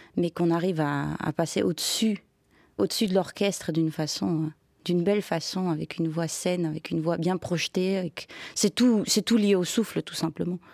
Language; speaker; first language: French; non-native, fluent; Dutch